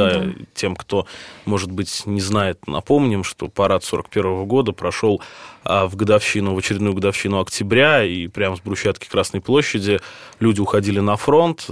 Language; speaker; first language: Russian; native; Russian